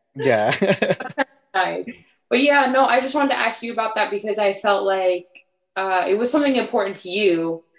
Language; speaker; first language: English; early bilingual, other home language; French